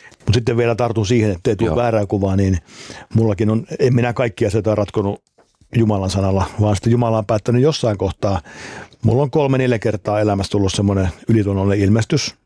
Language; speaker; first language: Finnish; native; Finnish